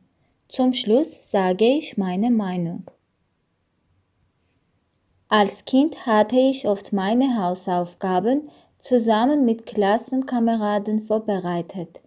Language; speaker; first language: German; non-native, learner; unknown